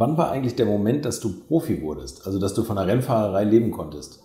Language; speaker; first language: German; native; German